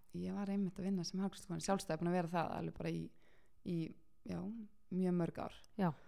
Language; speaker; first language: Icelandic; early bilingual, heritage; Icelandic